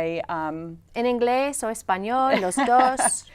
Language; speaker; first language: Spanish; non-native, fluent; English